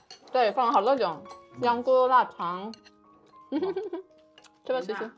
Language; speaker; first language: Chinese; non-native, fluent; Indonesian